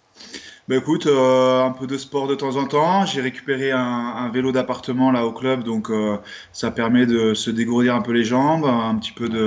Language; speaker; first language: French; native; French